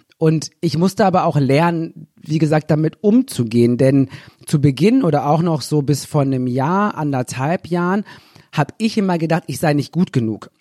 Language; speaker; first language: German; native; German